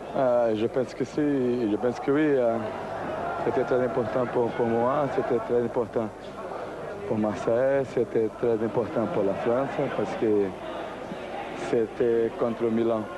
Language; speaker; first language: French; non-native, learner; Portuguese